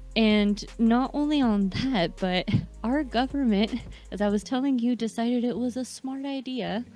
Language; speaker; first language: English; early bilingual, other home language; Spanish